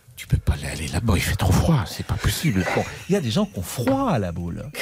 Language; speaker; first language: French; native; French